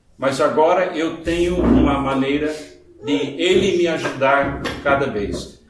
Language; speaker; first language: Portuguese; non-native, fluent; English